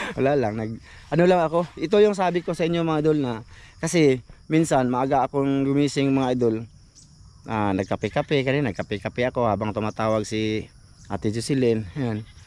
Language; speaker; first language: Filipino; non-native, local second language; Cebuano